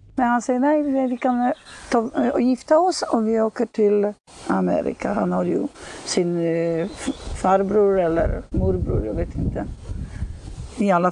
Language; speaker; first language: Swedish; non-native, fluent; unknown